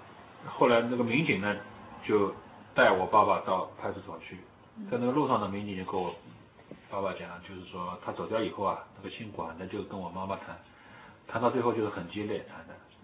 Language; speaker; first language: Chinese; native; Chinese